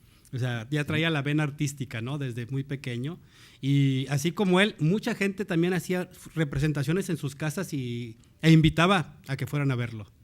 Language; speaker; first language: Spanish; native; Spanish